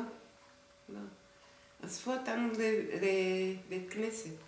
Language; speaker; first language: Hebrew; non-native, fluent; Hungarian